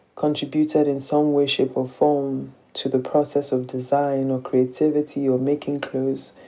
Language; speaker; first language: English; non-native, local second language; Yoruba